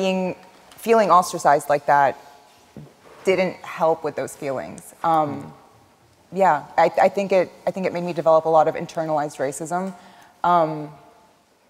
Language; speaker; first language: English; early bilingual, other home language; Arabic